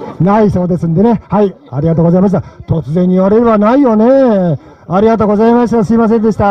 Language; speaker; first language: Japanese; native; Japanese